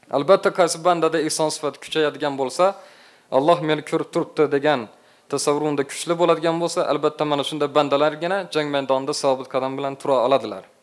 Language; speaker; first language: Uzbek; native; Uzbek